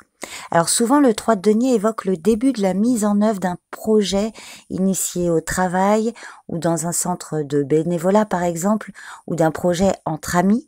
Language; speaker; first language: French; native; French